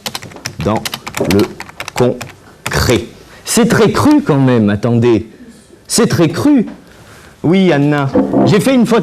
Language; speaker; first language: French; native; French